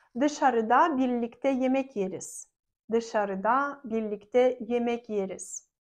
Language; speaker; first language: Turkish; non-native, fluent; Russian